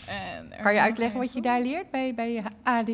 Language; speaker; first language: Dutch; native; Dutch